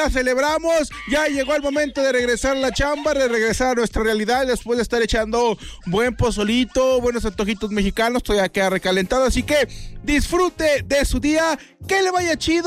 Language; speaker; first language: Spanish; native; Spanish